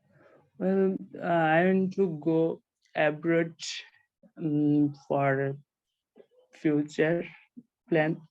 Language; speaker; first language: English; non-native, learner; Bangla